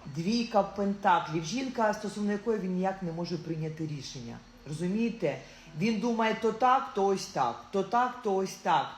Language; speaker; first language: Ukrainian; non-native, local second language; Russian